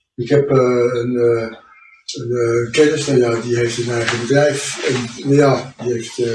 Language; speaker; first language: Dutch; early bilingual, other home language; French